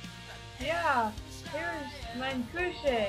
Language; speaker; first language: German; non-native, learner; English